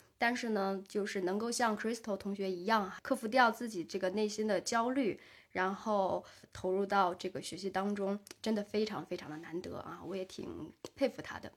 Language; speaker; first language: Chinese; native; Chinese